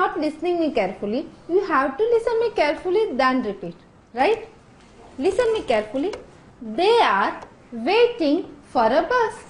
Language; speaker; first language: English; non-native, fluent; Gujarati